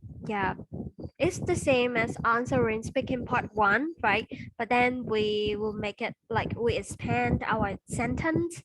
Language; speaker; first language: English; non-native, fluent; Vietnamese